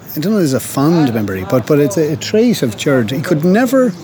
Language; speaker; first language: English; native; English